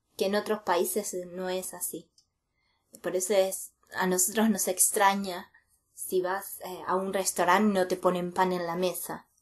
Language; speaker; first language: Spanish; native; Spanish